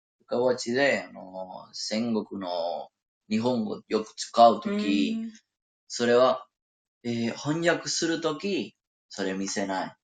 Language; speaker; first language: Japanese; non-native, learner; Spanish